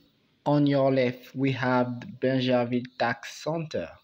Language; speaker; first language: English; non-native, fluent; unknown